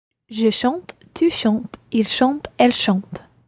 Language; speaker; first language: French; non-native, learner; English